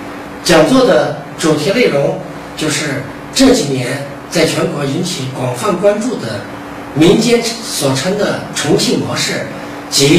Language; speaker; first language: Chinese; native; Chinese